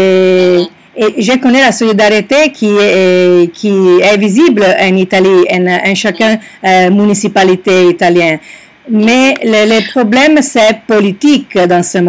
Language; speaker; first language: French; non-native, learner; Italian